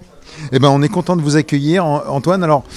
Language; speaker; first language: French; native; French